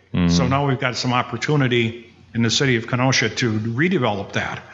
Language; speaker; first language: English; native; English